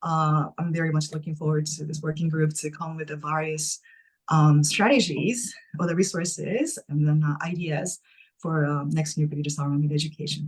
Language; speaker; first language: English; non-native, fluent; Japanese